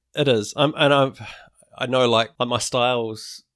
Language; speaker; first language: English; native; English